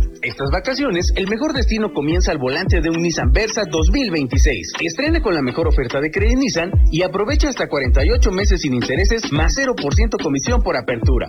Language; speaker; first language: Spanish; native; Spanish